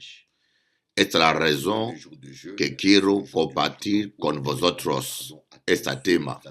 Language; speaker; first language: Spanish; non-native, learner; French